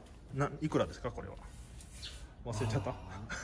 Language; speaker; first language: Japanese; native; Japanese